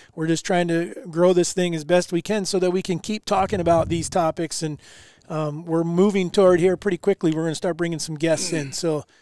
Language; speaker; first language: English; native; English